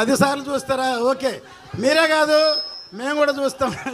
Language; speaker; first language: Telugu; native; Telugu